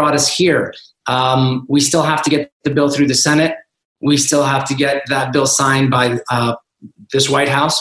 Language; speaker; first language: English; native; English